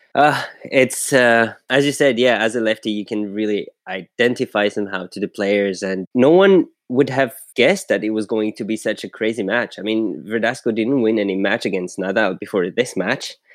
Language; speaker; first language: English; non-native, fluent; French